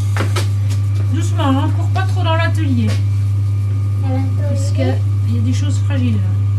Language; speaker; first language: French; native; French